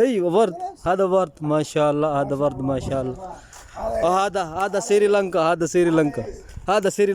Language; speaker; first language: Arabic; non-native, learner; Punjabi